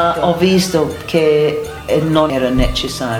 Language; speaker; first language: Italian; non-native, learner; English